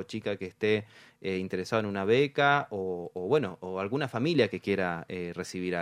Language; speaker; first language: Spanish; native; Spanish